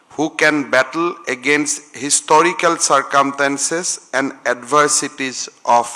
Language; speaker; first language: English; non-native, local second language; Assamese